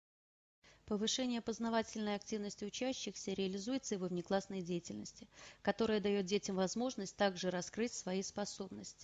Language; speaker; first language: Russian; native; Russian